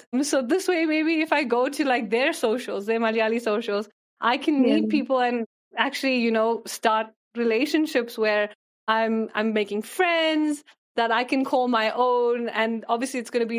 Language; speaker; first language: English; early bilingual, other home language; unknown